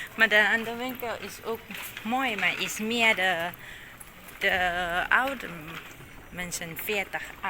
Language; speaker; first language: Dutch; non-native, learner; Thai